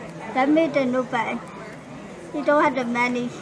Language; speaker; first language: English; non-native, learner; Burmese